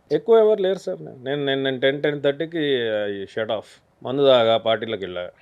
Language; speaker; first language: Telugu; native; Telugu